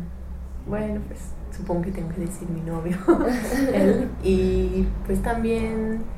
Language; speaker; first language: Spanish; non-native, fluent; English